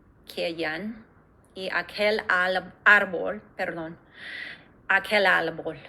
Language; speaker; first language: Spanish; non-native, fluent; English